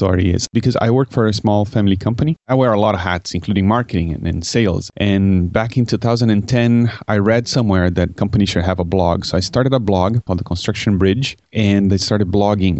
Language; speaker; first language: English; non-native, fluent; Portuguese